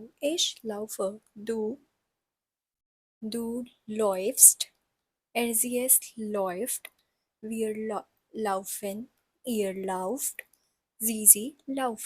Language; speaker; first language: German; non-native, fluent; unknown